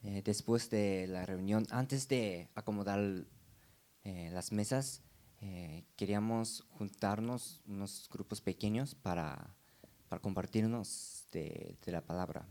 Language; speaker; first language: Spanish; non-native, learner; Japanese